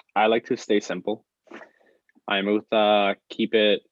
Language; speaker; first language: English; non-native, fluent; Spanish